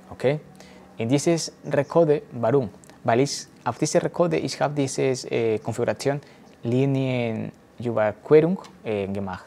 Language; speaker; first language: German; non-native, learner; Spanish